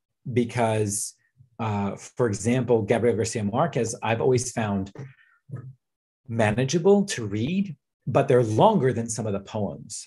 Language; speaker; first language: English; native; English